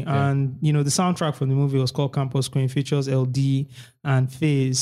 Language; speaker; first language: English; non-native, local second language; Yoruba